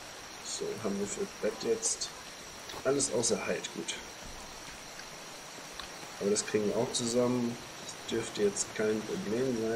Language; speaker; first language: German; native; German